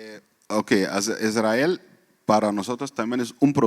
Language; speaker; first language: Spanish; non-native, fluent; Arabic